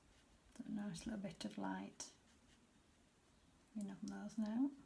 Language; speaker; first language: English; native; English